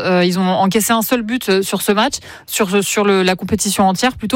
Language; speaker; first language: French; native; French